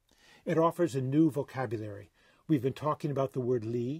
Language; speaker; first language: English; native; English